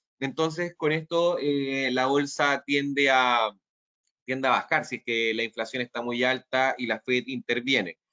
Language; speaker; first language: Spanish; native; Spanish